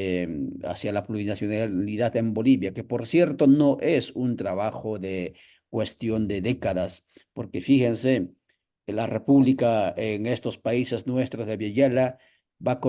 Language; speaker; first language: Spanish; native; Spanish